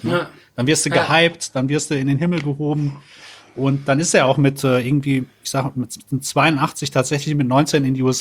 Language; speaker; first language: German; native; German